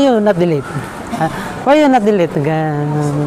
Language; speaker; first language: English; non-native, learner; Filipino